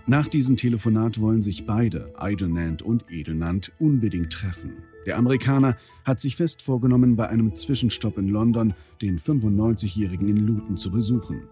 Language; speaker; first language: German; native; German